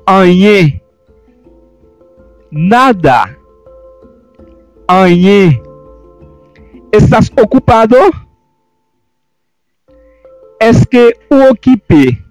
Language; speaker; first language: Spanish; non-native, fluent; Haitian Creole